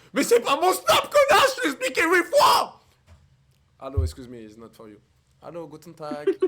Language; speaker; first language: French; native; French